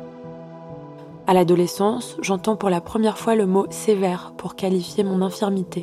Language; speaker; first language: French; early bilingual, other home language; Arabic